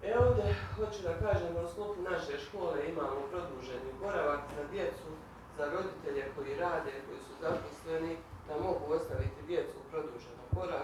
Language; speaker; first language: Bosnian; native; Bosnian